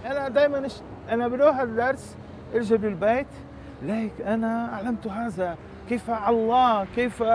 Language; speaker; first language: Arabic; non-native, learner; Portuguese